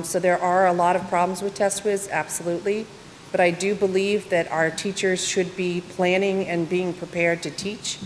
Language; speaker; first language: English; native; English